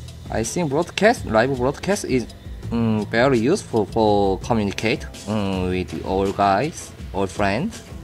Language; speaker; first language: English; non-native, learner; Korean